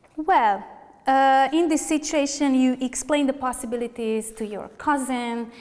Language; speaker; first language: English; non-native, fluent; Hungarian